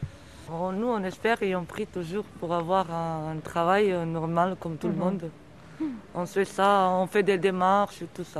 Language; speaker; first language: French; non-native, fluent; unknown